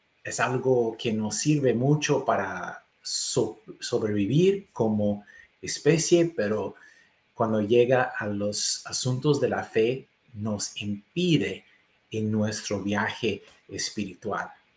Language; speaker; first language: Spanish; non-native, fluent; English